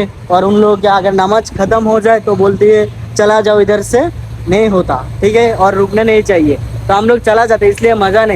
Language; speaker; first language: Hindi; non-native, learner; Bangla